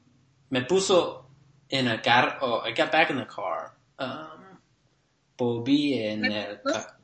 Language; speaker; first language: Spanish; non-native, learner; English